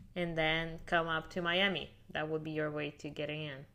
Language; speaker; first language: English; non-native, fluent; Russian